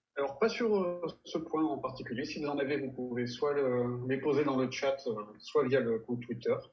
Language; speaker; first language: French; native; French